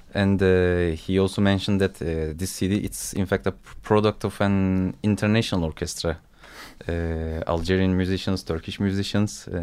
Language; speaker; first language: English; non-native, fluent; Turkish